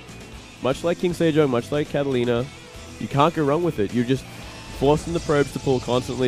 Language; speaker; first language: English; native; English